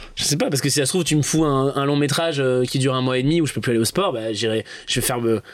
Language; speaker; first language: French; native; French